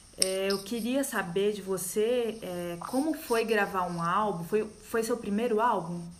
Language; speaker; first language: Portuguese; native; Portuguese